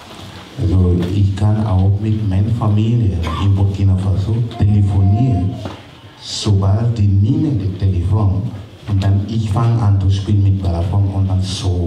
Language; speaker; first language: German; non-native, learner; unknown